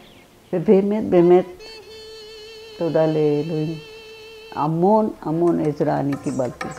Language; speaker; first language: Hebrew; non-native, fluent; Marathi